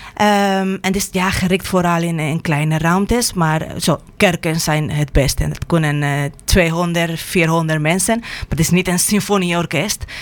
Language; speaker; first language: Dutch; non-native, fluent; Spanish